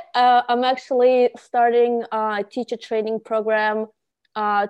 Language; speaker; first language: English; non-native, fluent; Russian